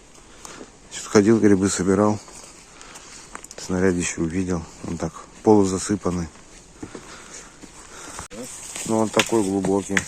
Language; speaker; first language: Russian; native; Russian